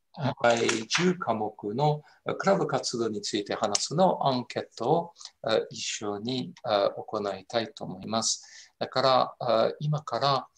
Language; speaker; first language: Japanese; non-native, fluent; French